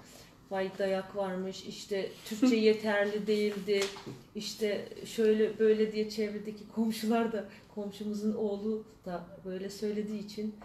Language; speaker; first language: Turkish; early bilingual, heritage; Turkish